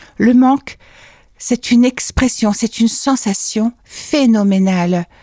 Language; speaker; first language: French; native; French